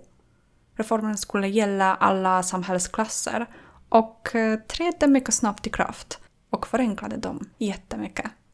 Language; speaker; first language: Swedish; non-native, fluent; Polish